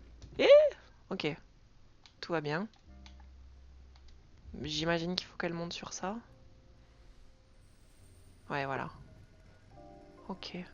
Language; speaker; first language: French; native; French